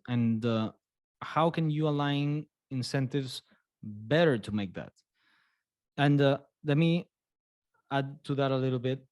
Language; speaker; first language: English; non-native, fluent; Spanish